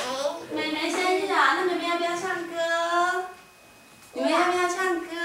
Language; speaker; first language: Chinese; native; Chinese